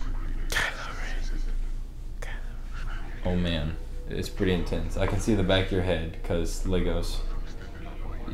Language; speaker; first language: English; native; English